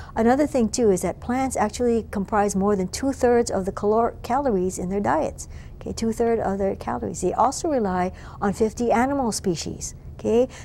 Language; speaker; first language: English; native; English